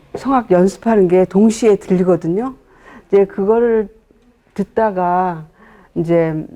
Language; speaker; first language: Korean; native; Korean